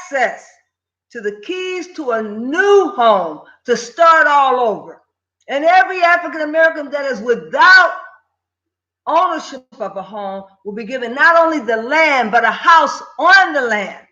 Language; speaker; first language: English; native; English